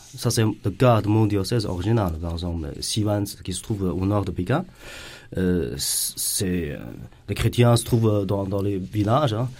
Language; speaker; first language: French; non-native, fluent; Chinese